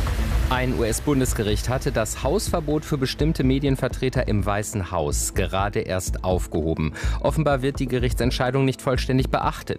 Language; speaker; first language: German; native; German